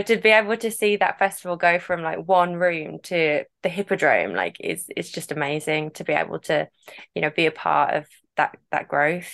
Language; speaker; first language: English; native; English